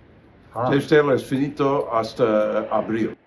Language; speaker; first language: Spanish; non-native, learner; English